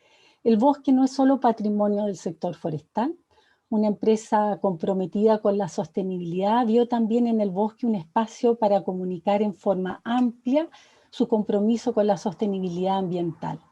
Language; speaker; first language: Spanish; native; Spanish